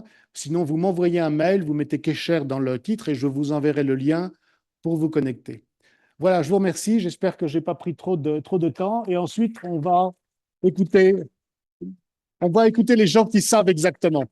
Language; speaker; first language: French; native; French